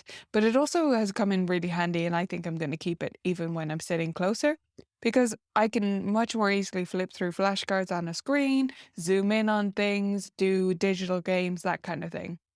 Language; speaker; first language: English; native; English